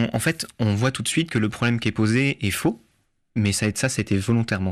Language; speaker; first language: French; native; French